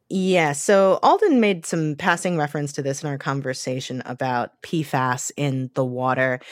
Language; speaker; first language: English; native; English